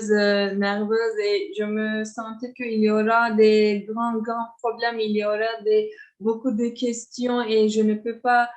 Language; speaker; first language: French; non-native, fluent; Turkish